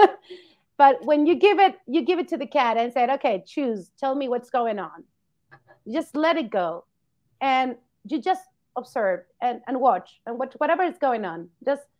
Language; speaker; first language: English; non-native, fluent; Spanish